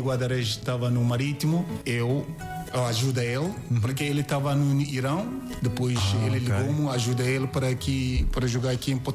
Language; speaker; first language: Portuguese; non-native, learner; Yoruba